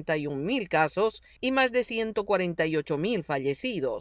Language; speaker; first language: Spanish; native; Spanish